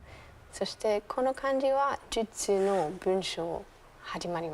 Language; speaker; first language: Japanese; non-native, fluent; German